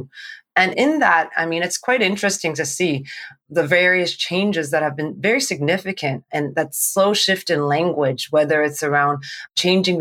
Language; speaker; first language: English; non-native, local second language; Cantonese